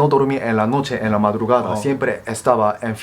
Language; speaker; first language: Spanish; non-native, fluent; Korean